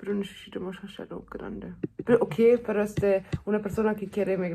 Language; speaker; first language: Spanish; non-native, fluent; German